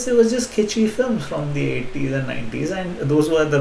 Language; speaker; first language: English; non-native, local second language; Hindi